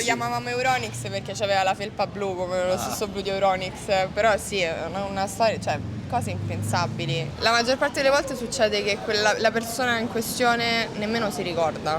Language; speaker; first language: Italian; native; Italian